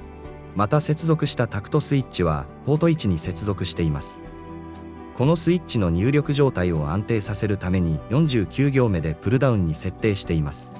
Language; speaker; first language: Japanese; native; Japanese